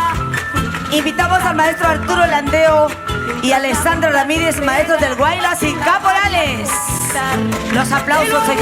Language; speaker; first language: Spanish; native; Spanish